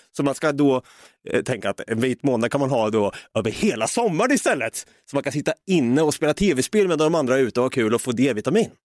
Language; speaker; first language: Swedish; native; Swedish